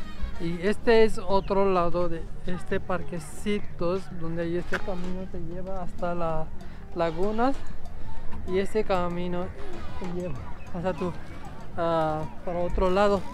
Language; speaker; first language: Spanish; non-native, learner; Urdu